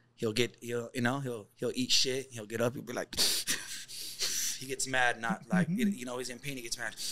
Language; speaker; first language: English; native; English